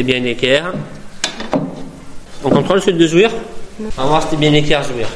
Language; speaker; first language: French; native; French